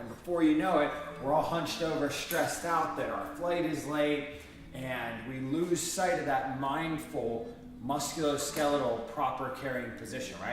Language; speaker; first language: English; native; English